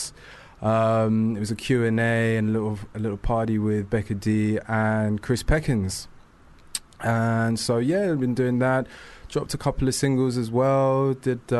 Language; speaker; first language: English; native; English